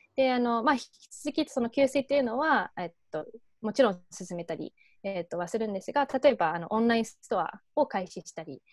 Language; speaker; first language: Japanese; early bilingual, heritage; Japanese